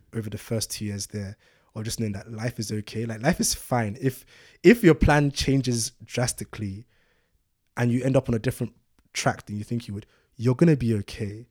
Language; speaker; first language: English; early bilingual, other home language; Yoruba